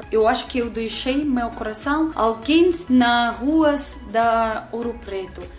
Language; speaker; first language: Portuguese; non-native, learner; Russian